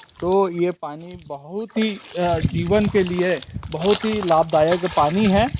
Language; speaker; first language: Hindi; native; Hindi